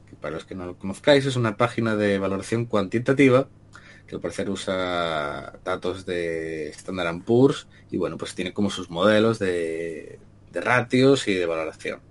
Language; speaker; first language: Spanish; native; Spanish